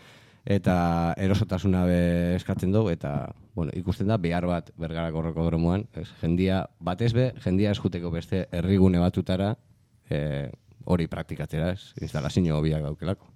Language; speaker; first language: Basque; native; Basque